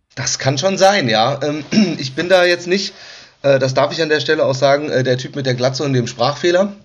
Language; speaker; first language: German; native; German